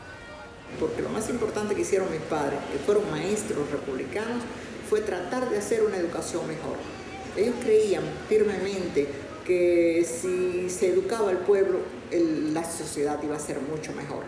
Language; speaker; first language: Spanish; native; Spanish